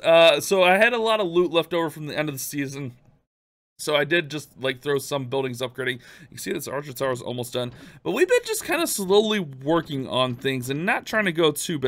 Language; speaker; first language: English; native; English